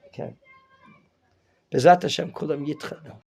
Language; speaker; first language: Hebrew; non-native, fluent; English